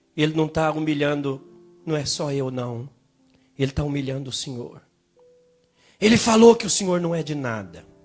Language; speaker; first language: Portuguese; native; Portuguese